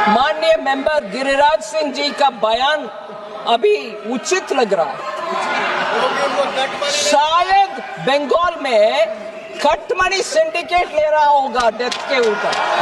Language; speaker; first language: Hindi; non-native, local second language; Tamil